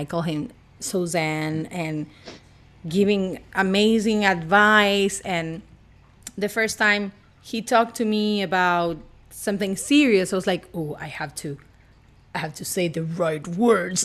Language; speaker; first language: English; non-native, fluent; Spanish